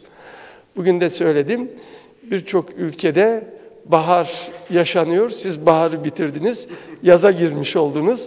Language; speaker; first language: Turkish; native; Turkish